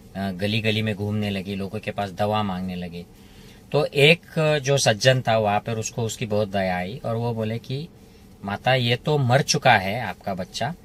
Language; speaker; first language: Hindi; non-native, local second language; Marathi